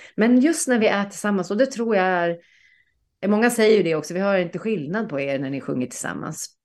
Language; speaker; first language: Swedish; native; Swedish